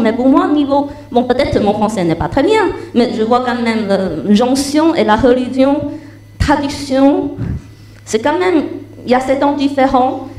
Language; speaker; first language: French; non-native, learner; Chinese